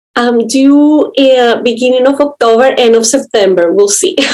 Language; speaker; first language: English; non-native, fluent; Spanish